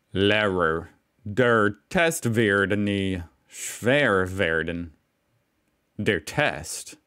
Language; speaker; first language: German; non-native, learner; English